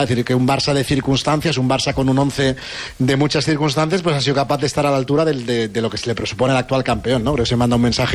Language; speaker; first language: Spanish; native; Spanish